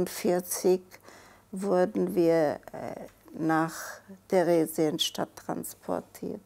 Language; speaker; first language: German; non-native, fluent; Czech